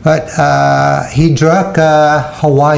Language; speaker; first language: Indonesian; non-native, learner; English